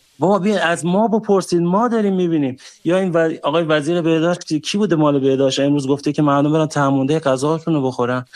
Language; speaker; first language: Persian; native; Persian